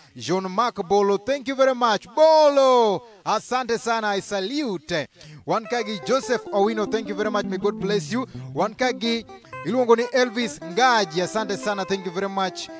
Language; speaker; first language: English; non-native, local second language; Luo (Kenya and Tanzania)